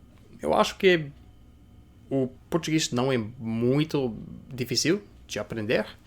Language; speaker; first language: Portuguese; non-native, fluent; English